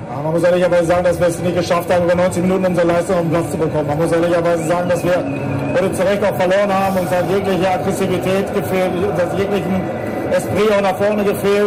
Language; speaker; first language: German; native; German